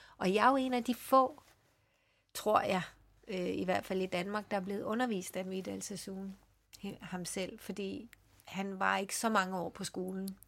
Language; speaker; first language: Danish; early bilingual, other home language; Swedish